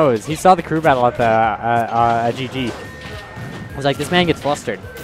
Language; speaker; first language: English; native; English